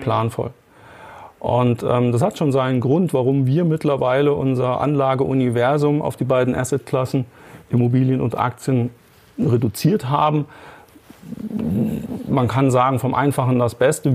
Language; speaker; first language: German; native; German